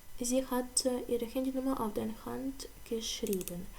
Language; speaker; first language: German; non-native, fluent; Ukrainian